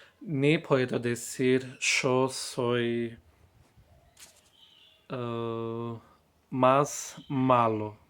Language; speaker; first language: Spanish; non-native, fluent; Portuguese